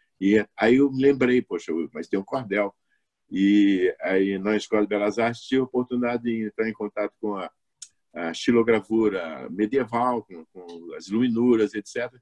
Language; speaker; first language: Portuguese; native; Portuguese